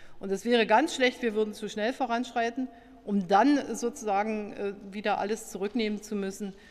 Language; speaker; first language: German; native; German